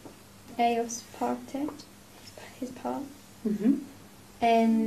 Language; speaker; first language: Spanish; non-native, learner; English